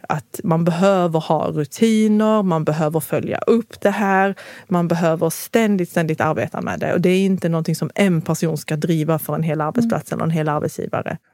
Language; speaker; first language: Swedish; early bilingual, other home language; Arabic